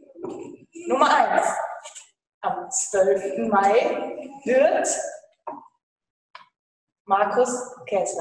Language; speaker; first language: German; native; German